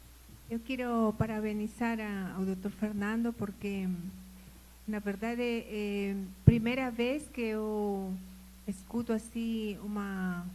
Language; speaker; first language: Portuguese; non-native, fluent; Spanish